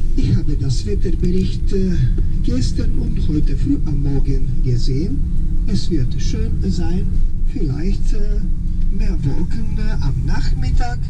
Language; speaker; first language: German; non-native, fluent; Croatian